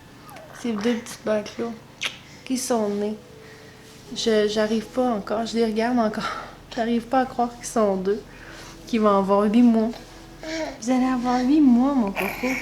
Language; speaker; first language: French; native; French